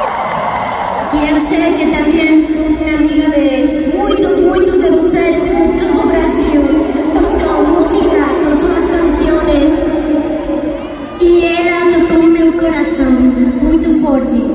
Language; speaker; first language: Spanish; non-native, fluent; Portuguese